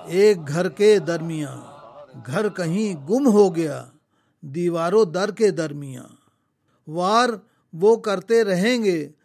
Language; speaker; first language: Urdu; native; Urdu